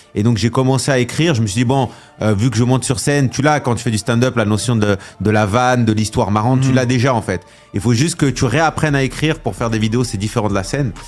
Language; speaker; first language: French; native; French